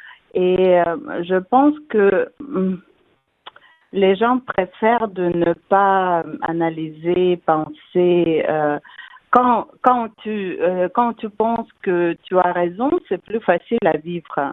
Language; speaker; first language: French; non-native, fluent; Russian